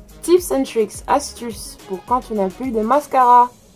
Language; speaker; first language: French; native; French